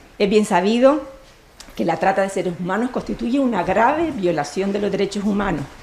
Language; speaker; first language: Spanish; native; Spanish